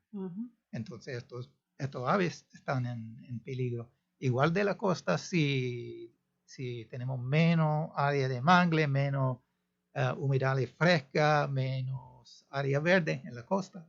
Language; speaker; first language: Spanish; non-native, fluent; English